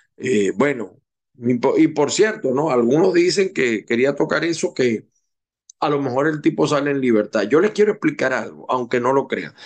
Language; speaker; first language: Spanish; native; Spanish